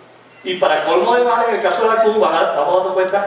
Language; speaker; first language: Spanish; native; Spanish